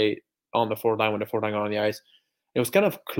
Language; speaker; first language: English; non-native, fluent; French